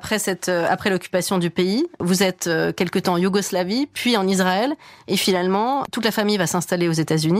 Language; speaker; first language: French; native; French